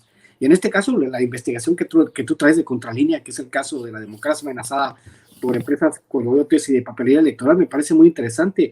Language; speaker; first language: Spanish; native; Spanish